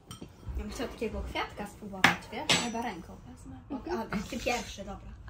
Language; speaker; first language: Polish; native; Polish